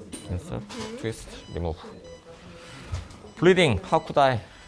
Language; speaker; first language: English; non-native, fluent; Korean